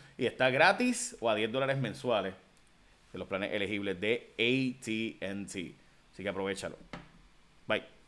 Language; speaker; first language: Spanish; early bilingual, heritage; Spanish